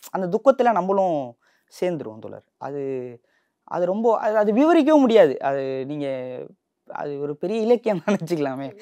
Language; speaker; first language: Tamil; native; Tamil